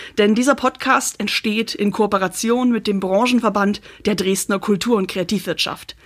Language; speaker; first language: German; native; German